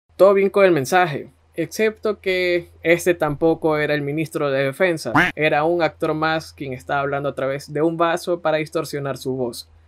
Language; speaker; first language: Spanish; native; Spanish